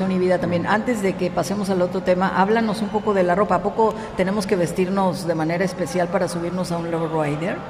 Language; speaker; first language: Spanish; native; Spanish